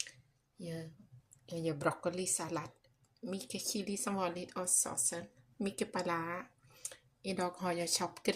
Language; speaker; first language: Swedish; non-native, learner; Thai